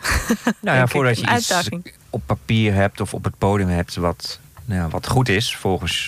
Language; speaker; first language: Dutch; native; Dutch